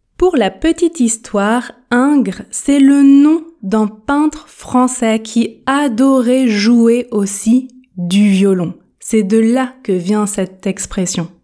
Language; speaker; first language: French; native; French